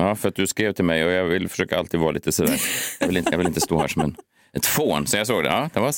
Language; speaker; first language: Swedish; native; Swedish